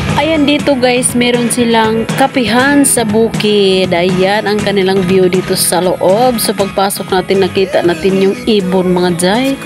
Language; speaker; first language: Filipino; non-native, local second language; Cebuano